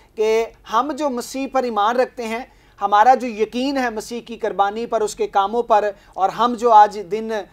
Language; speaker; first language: Urdu; non-native, local second language; Punjabi